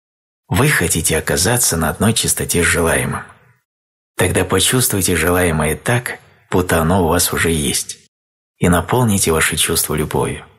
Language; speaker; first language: Russian; native; Russian